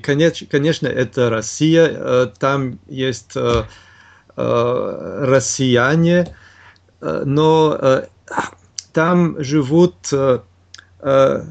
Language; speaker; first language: Russian; non-native, learner; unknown